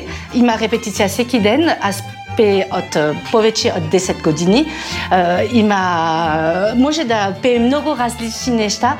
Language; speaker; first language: Bulgarian; non-native, learner; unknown